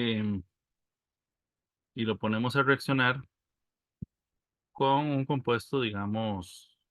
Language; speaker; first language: Spanish; native; Spanish